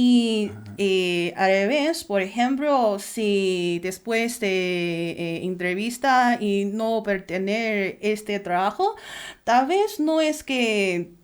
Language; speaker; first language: Spanish; non-native, learner; Chinese